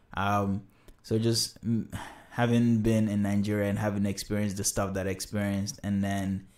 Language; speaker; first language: English; early bilingual, other home language; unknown